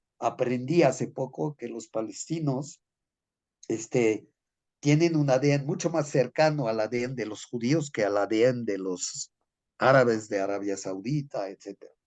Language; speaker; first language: Spanish; non-native, fluent; French